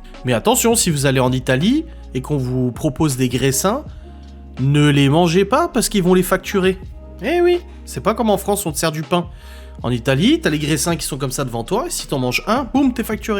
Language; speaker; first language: French; native; French